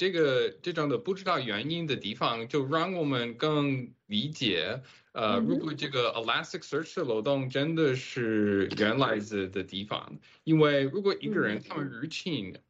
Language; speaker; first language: Chinese; non-native, fluent; English